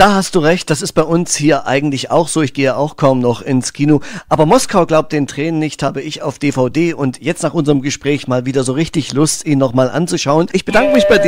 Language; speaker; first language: German; native; German